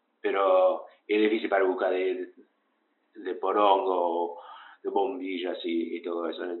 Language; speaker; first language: Spanish; early bilingual, heritage; English